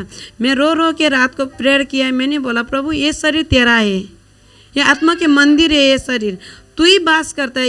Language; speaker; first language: Hindi; non-native, local second language; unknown